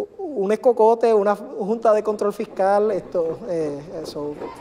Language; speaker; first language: Spanish; native; Spanish